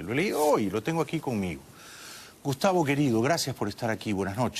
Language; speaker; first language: Spanish; native; Spanish